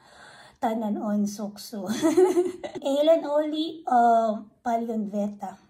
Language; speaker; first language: Finnish; non-native, learner; Filipino